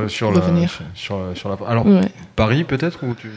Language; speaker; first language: French; native; French